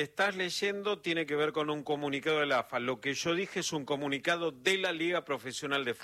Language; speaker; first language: Spanish; native; Spanish